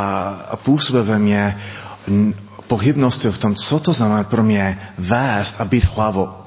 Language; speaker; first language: Czech; non-native, learner; English